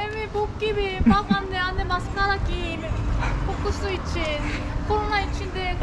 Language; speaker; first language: Turkish; non-native, learner; Korean